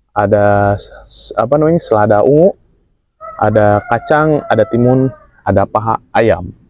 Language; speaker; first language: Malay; non-native, local second language; Sundanese